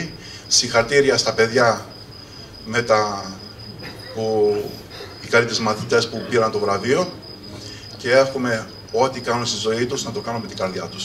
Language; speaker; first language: Greek; early bilingual, heritage; English